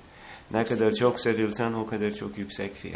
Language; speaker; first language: Turkish; non-native, learner; Azerbaijani